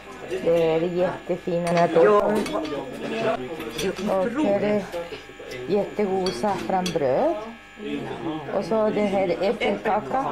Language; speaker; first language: Swedish; non-native, learner; Spanish